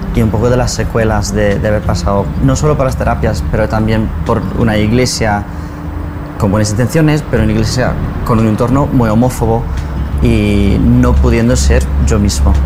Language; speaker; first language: Spanish; non-native, fluent; English